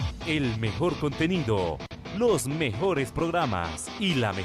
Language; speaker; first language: Spanish; native; Spanish